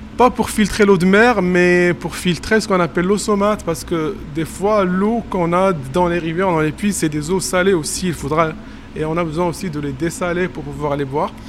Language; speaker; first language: French; non-native, local second language; Arabic